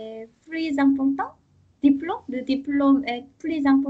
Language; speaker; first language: French; non-native, learner; Korean